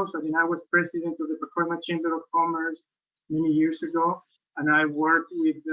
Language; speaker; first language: English; non-native, fluent; Spanish